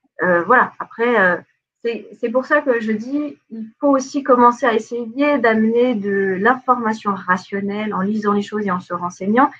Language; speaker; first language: French; native; French